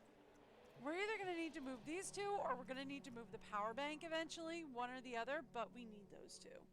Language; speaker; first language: English; native; English